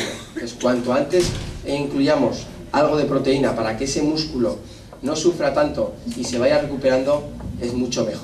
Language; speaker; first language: Spanish; native; Spanish